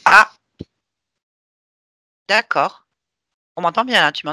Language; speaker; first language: French; native; French